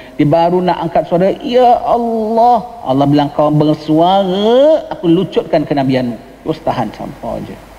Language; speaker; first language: Malay; native; Malay